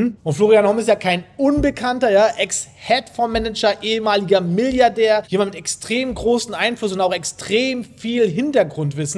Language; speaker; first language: German; native; German